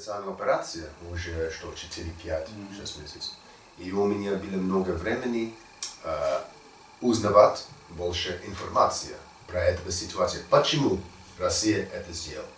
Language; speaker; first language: Russian; non-native, learner; English